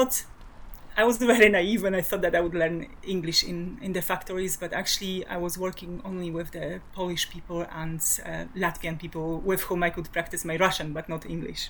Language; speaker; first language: English; non-native, fluent; Polish